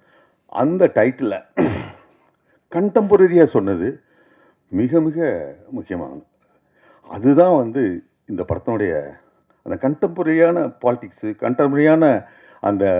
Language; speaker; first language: Tamil; native; Tamil